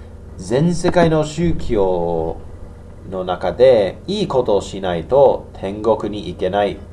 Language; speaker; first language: Japanese; non-native, learner; English